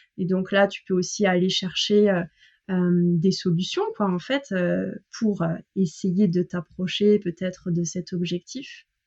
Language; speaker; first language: French; native; French